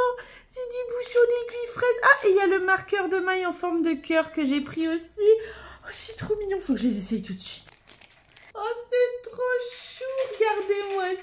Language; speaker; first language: French; native; French